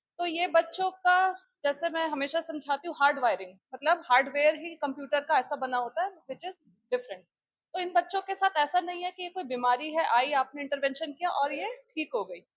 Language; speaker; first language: Hindi; native; Hindi